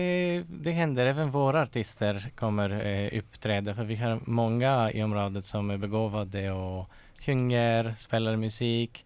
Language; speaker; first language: Swedish; non-native, fluent; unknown